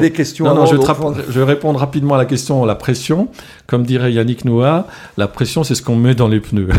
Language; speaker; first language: French; non-native, local second language; Swiss German